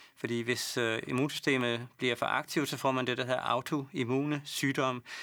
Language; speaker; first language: Danish; native; Danish